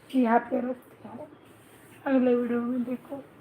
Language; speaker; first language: Hindi; non-native, local second language; Marathi